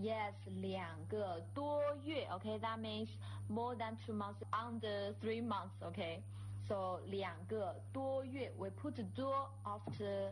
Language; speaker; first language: English; non-native, fluent; Chinese